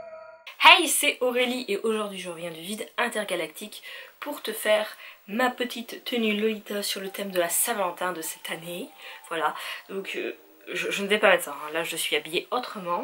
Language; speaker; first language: French; native; French